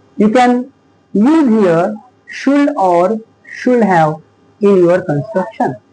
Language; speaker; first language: English; non-native, local second language; Marathi